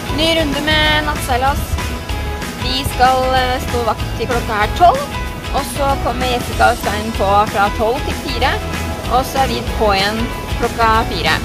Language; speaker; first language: Norwegian; native; Norwegian